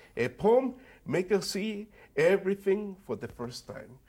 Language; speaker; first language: English; early bilingual, other home language; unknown